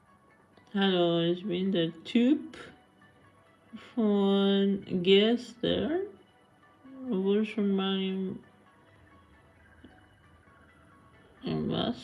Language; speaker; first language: German; non-native, learner; Persian